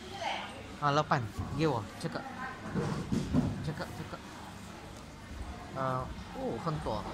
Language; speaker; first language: Chinese; non-native, learner; Malay